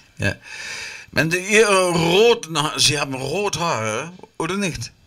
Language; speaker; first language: German; non-native, learner; Dutch